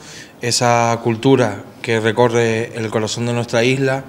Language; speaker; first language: Spanish; native; Spanish